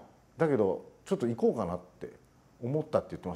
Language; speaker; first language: Japanese; native; Japanese